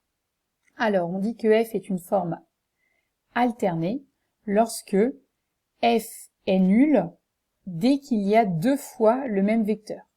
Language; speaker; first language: French; native; French